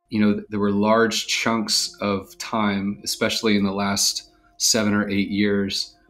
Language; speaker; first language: English; native; English